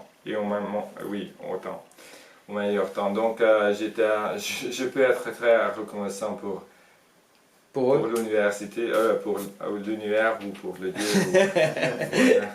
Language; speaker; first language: French; non-native, fluent; Hungarian